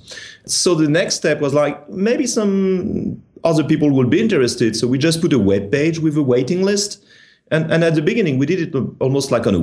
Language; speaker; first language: English; non-native, fluent; French